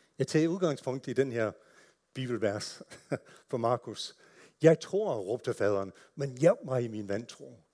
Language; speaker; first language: Danish; non-native, fluent; English